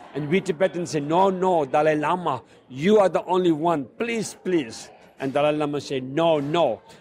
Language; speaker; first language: English; non-native, fluent; Chinese